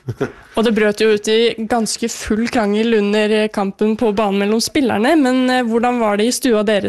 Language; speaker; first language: Norwegian; native; Norwegian